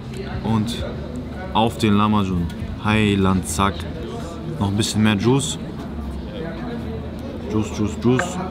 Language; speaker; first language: German; native; German